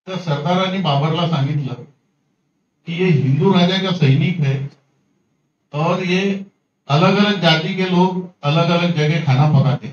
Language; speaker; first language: Hindi; non-native, local second language; Marathi